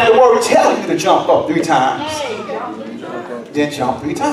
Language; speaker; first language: English; native; English